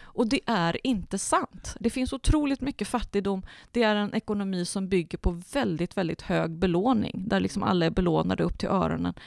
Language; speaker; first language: Swedish; early bilingual, other home language; Spanish